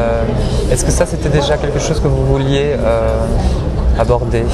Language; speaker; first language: French; native; French